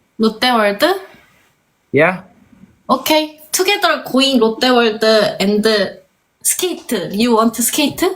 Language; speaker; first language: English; non-native, learner; Korean